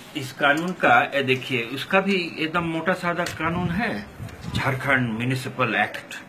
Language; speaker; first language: Hindi; non-native, local second language; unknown